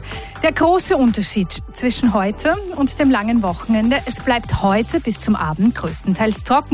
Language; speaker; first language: German; native; German